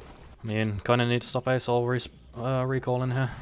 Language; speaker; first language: English; native; English